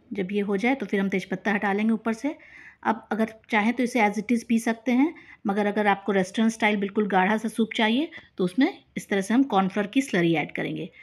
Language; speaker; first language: Hindi; native; Hindi